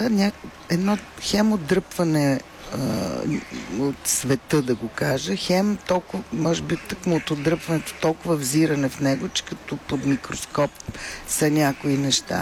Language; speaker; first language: Bulgarian; native; Bulgarian